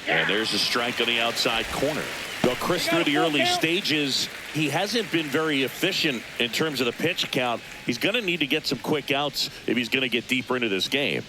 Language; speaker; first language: English; native; English